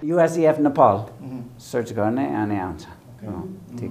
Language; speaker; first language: Nepali; non-native, fluent; English